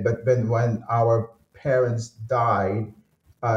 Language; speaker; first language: English; non-native, local second language; Filipino